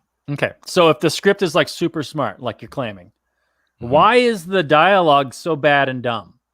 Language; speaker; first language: English; native; English